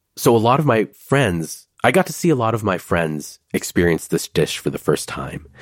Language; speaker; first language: English; early bilingual, other home language; Hindi